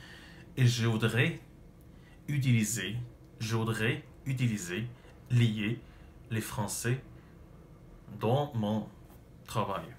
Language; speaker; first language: French; non-native, learner; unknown